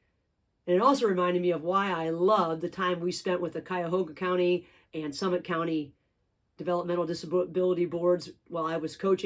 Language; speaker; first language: English; native; English